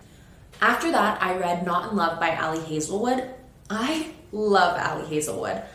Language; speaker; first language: English; native; English